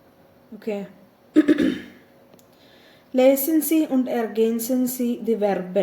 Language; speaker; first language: German; non-native, learner; Malayalam